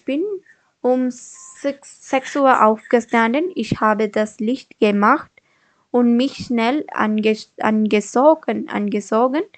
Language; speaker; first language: German; non-native, learner; Malayalam